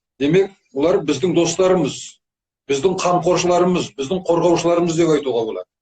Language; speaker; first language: Kazakh; native; Kazakh